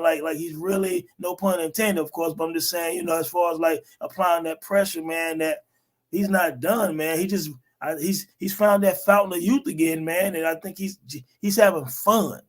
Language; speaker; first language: English; native; English